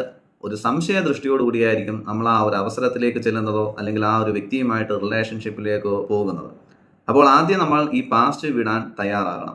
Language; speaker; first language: Malayalam; native; Malayalam